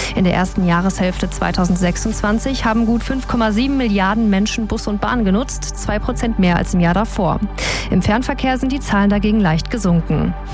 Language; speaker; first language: German; native; German